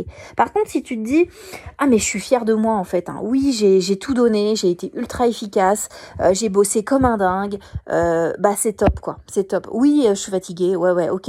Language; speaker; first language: French; native; French